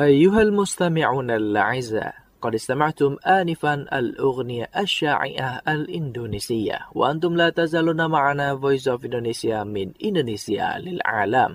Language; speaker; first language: Arabic; non-native, fluent; Indonesian